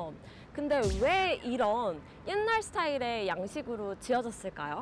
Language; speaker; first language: Korean; native; Korean